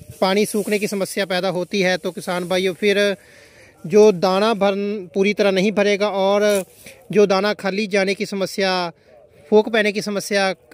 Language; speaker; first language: Hindi; non-native, local second language; Punjabi